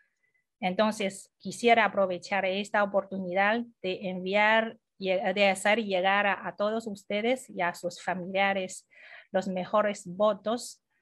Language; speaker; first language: Spanish; non-native, fluent; Chinese